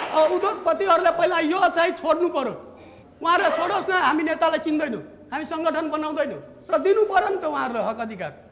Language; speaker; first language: Nepali; non-native, local second language; Maithili